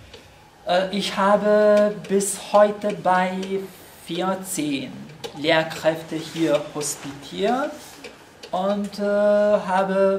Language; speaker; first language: German; non-native, fluent; Albanian